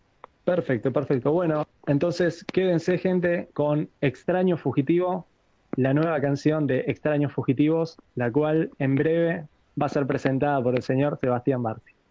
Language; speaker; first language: Spanish; native; Spanish